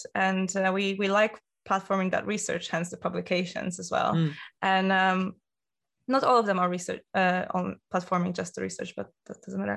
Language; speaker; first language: English; non-native, fluent; Polish